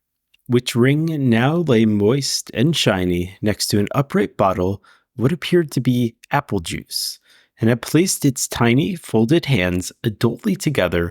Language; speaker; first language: English; native; English